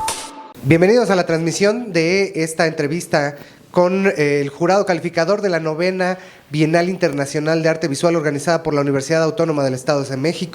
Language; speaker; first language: Spanish; native; Spanish